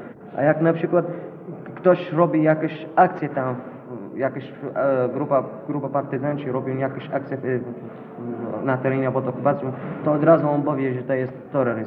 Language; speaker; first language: Polish; non-native, learner; Arabic